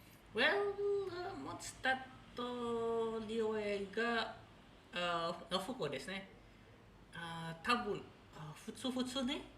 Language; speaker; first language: Japanese; non-native, learner; Indonesian